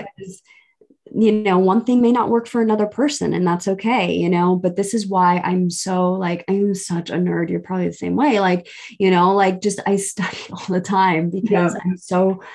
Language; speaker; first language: English; early bilingual, other home language; Filipino